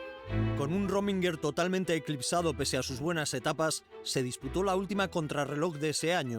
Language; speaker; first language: Spanish; native; Spanish